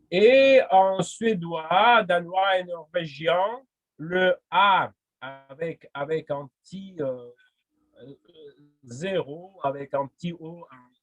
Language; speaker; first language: French; non-native, fluent; Russian